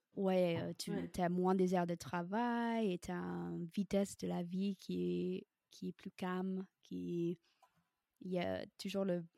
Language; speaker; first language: French; non-native, fluent; English